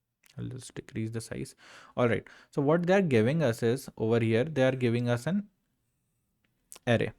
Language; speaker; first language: English; non-native, local second language; Hindi